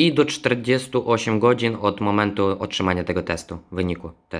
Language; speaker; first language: Polish; non-native, fluent; Ukrainian